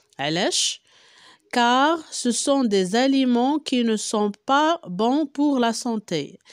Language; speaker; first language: French; non-native, local second language; Arabic